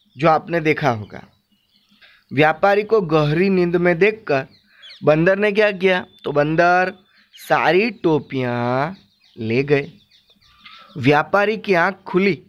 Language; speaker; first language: Hindi; non-native, local second language; Gujarati